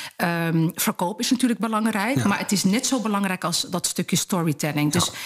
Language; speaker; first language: Dutch; early bilingual, other home language; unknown